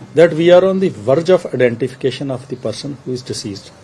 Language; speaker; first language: English; non-native, local second language; Punjabi